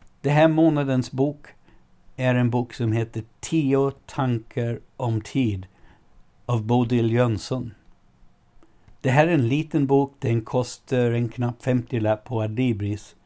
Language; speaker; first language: Swedish; non-native, fluent; English